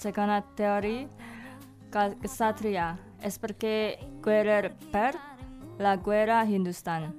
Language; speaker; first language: Spanish; non-native, learner; Indonesian